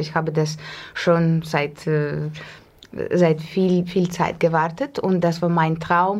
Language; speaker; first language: German; non-native, learner; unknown